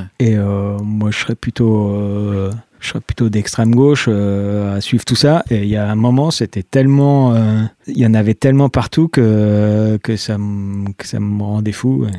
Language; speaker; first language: French; native; French